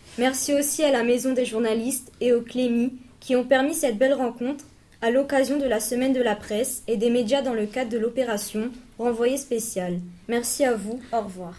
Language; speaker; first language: French; native; French